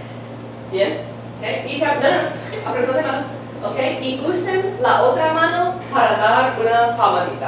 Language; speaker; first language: Spanish; non-native, fluent; English